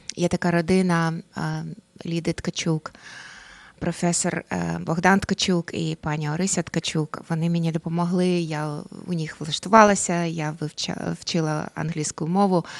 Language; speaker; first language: Ukrainian; non-native, local second language; Russian